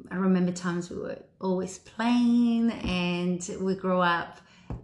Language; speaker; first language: English; early bilingual, other home language; Spanish